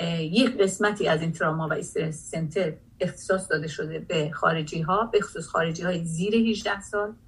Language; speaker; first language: Persian; non-native, local second language; Azerbaijani